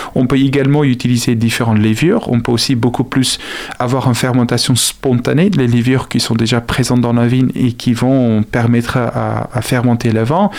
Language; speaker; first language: French; non-native, fluent; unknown